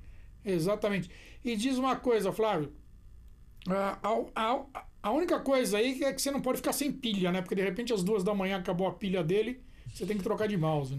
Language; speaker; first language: Portuguese; native; Portuguese